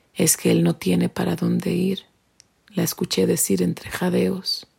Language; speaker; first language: Spanish; native; Spanish